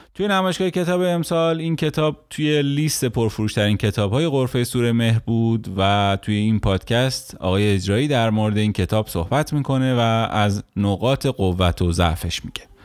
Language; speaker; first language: Persian; native; Persian